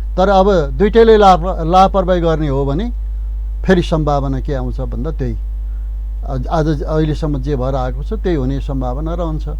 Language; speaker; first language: Nepali; non-native, local second language; Eastern Tamang